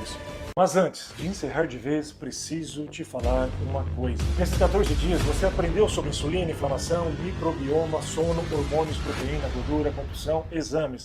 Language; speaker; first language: Portuguese; native; Portuguese